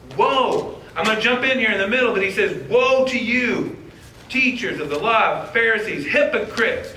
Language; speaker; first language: English; native; English